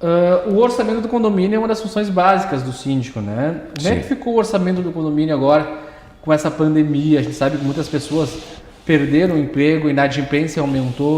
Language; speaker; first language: Portuguese; native; Portuguese